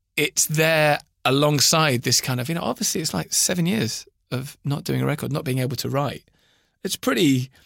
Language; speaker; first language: English; native; English